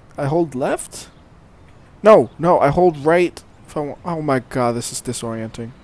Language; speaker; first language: English; native; English